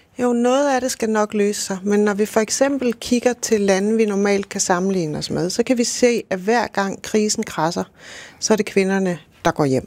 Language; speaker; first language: Danish; native; Danish